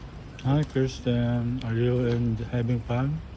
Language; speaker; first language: English; non-native, local second language; Filipino